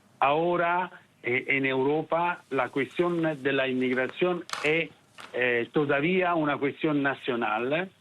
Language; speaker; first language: Spanish; non-native, fluent; Italian